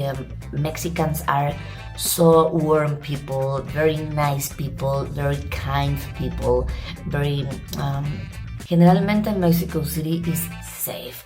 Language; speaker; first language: English; non-native, learner; Spanish